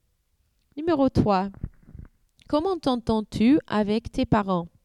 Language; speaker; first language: French; non-native, learner; English